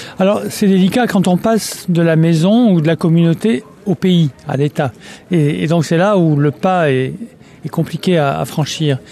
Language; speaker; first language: French; native; French